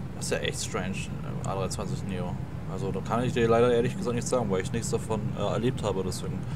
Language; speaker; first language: German; native; German